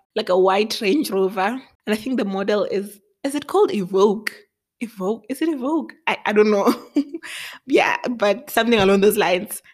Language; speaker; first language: English; non-native, local second language; Venda